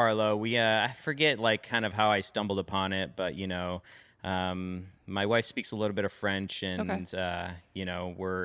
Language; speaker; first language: English; native; English